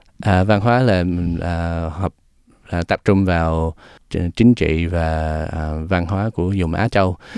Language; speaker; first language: Vietnamese; early bilingual, heritage; Vietnamese